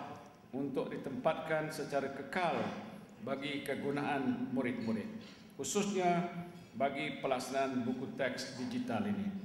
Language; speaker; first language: Malay; native; Malay